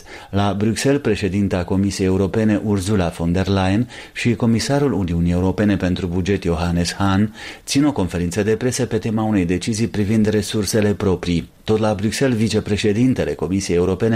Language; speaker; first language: Romanian; native; Romanian